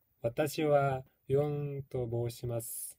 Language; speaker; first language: Japanese; non-native, learner; Korean